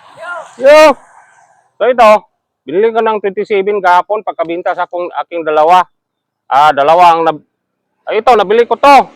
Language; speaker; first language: Filipino; non-native, local second language; Cebuano